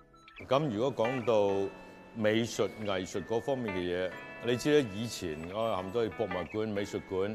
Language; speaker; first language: Chinese; native; Chinese